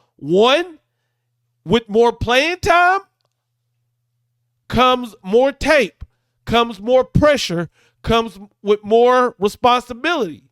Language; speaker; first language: English; native; English